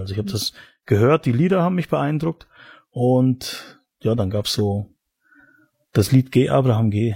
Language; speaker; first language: German; native; German